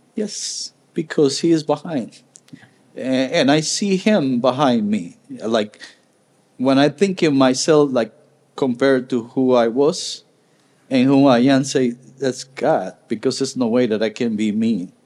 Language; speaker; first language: English; non-native, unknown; Spanish